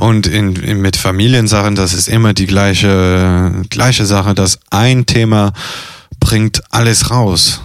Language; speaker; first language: German; non-native, fluent; Italian